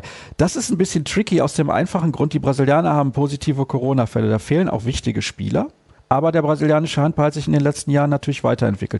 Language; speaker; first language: German; native; German